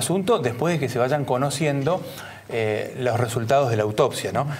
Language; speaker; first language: Spanish; native; Spanish